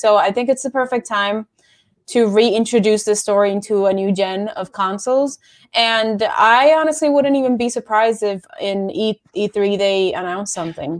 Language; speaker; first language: English; non-native, local second language; Spanish